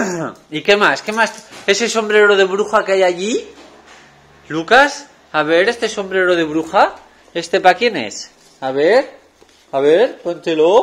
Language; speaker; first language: Spanish; native; Spanish